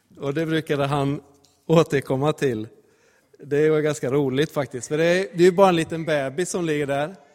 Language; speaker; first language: Swedish; native; Swedish